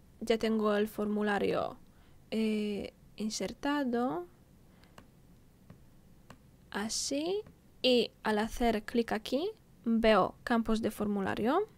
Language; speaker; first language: Spanish; non-native, fluent; Polish